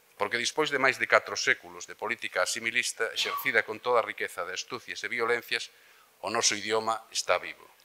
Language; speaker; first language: Galician; native; Galician